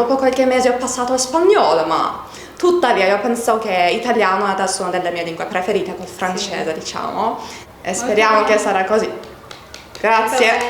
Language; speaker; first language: Italian; non-native, learner; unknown